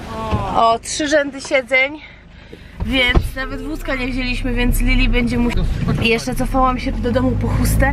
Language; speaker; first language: Polish; native; Polish